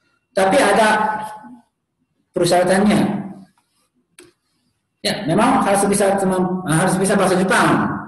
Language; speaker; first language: Indonesian; non-native, learner; Japanese